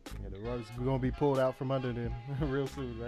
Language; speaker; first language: English; native; English